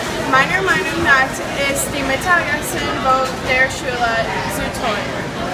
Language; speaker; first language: German; non-native, learner; English